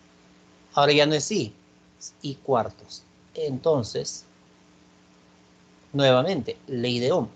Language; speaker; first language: Spanish; native; Spanish